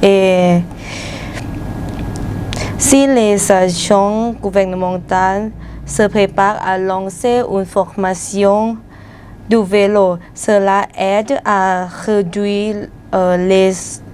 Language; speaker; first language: French; non-native, learner; Thai